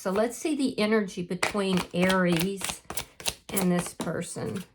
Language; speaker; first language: English; native; English